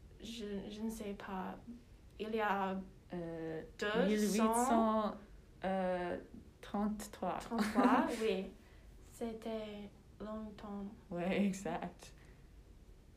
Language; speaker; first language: French; non-native, learner; English